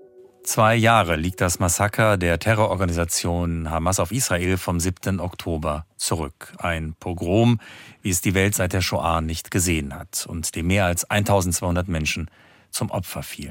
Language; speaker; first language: German; native; German